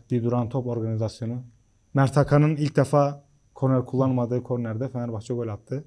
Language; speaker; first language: Turkish; native; Turkish